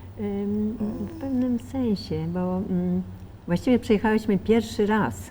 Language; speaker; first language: Polish; native; Polish